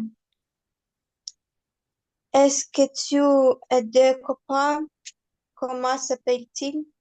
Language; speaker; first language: French; non-native, learner; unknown